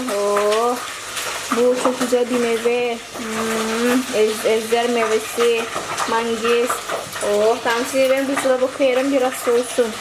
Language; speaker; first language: Turkish; non-native, learner; Indonesian